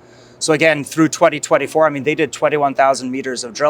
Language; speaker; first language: English; native; English